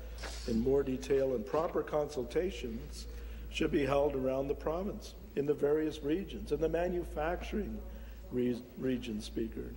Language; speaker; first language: English; native; English